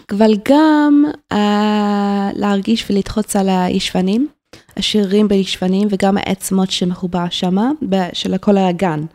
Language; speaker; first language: Hebrew; non-native, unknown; English